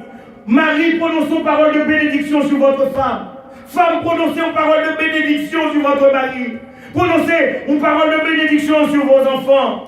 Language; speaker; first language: French; non-native, local second language; Haitian Creole